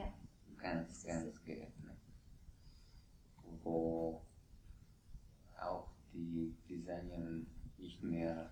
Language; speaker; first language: German; non-native, fluent; Italian